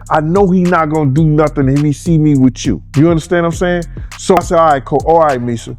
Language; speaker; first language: English; native; English